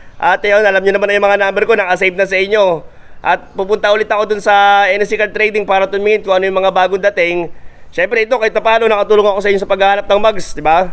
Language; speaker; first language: Filipino; native; Filipino